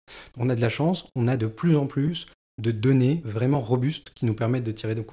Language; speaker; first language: French; native; French